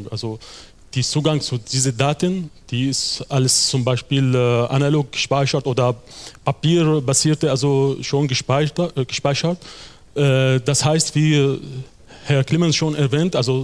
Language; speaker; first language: German; non-native, fluent; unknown